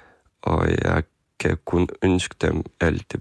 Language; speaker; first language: Danish; non-native, fluent; Ukrainian